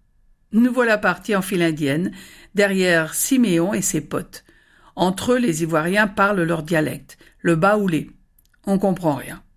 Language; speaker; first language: French; native; French